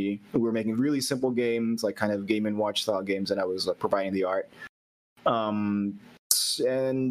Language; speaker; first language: English; non-native, local second language; Filipino